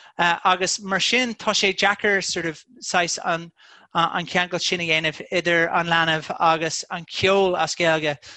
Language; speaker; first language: Irish; non-native, local second language; English